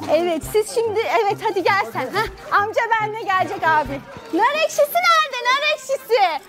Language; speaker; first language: Turkish; native; Turkish